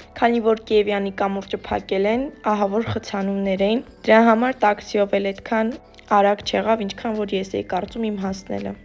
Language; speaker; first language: Armenian; native; Armenian